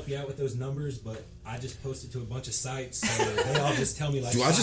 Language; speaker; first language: English; native; English